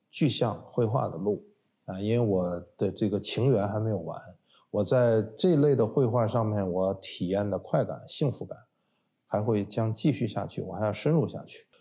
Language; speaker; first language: Chinese; native; Chinese